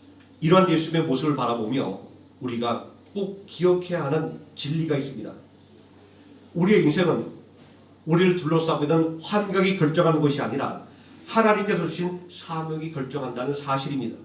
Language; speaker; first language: Korean; native; Korean